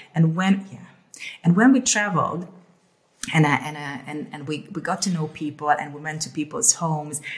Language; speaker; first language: English; early bilingual, other home language; Hungarian